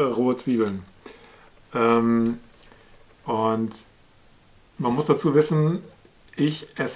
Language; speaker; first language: German; native; German